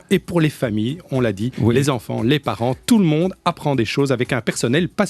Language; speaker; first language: French; native; French